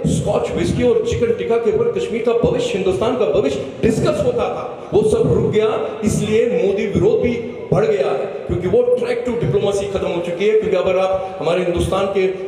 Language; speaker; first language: Urdu; non-native, local second language; Kashmiri